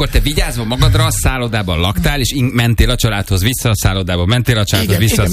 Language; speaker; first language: Hungarian; native; Hungarian